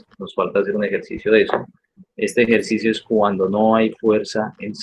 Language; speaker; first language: Spanish; native; Spanish